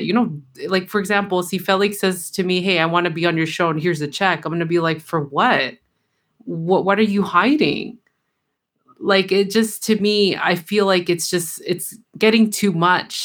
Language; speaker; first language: English; early bilingual, other home language; Spanish